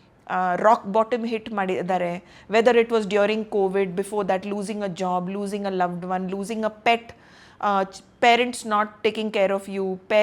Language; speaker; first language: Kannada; non-native, local second language; Hindi